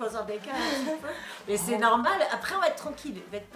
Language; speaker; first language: French; native; French